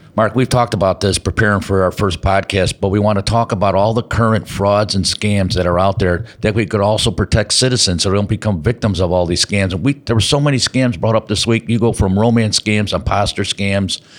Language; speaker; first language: English; native; English